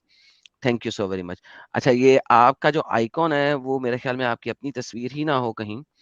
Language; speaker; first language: Hindi; native; Hindi